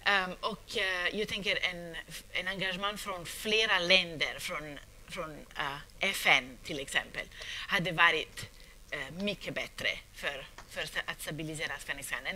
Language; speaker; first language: Swedish; non-native, fluent; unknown